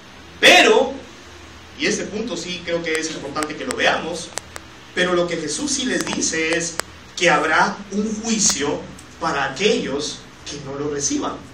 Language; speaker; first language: Spanish; native; Spanish